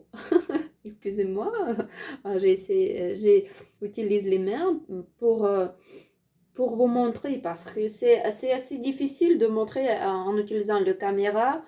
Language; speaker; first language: French; non-native, learner; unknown